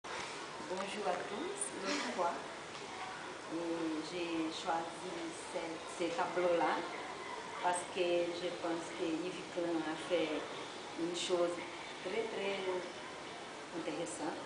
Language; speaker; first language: French; non-native, learner; Portuguese